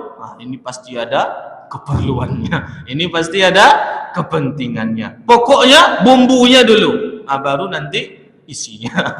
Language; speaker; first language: Malay; native; Malay